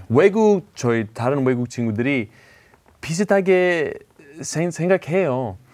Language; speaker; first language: Korean; non-native, fluent; Greek